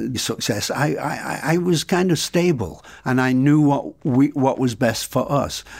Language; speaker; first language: English; native; English